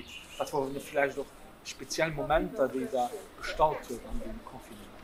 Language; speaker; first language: German; non-native, local second language; Luxembourgish